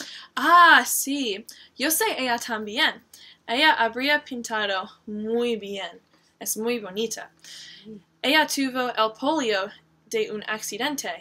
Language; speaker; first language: Spanish; non-native, learner; English